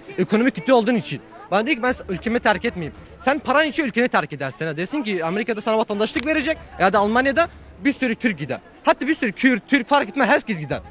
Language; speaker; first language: Turkish; early bilingual, heritage; Turkish